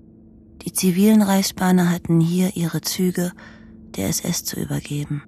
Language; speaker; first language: German; native; German